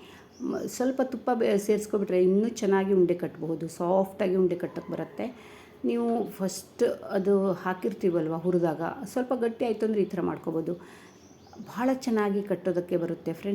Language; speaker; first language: Kannada; native; Kannada